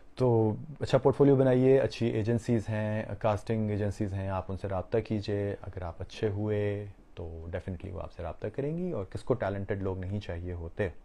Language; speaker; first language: Urdu; native; Urdu